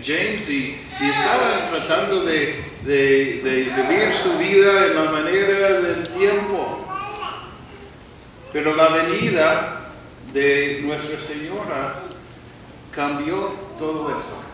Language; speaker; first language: Spanish; non-native, fluent; English